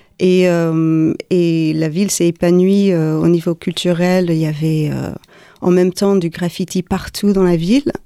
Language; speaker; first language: French; non-native, fluent; English